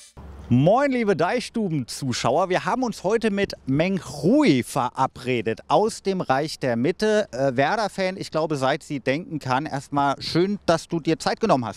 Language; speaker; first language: German; native; German